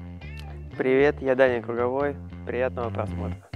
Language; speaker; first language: Russian; native; Russian